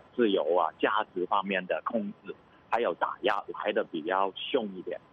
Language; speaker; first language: Chinese; non-native, local second language; Cantonese